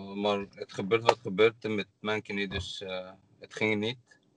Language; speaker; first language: Dutch; non-native, learner; Arabic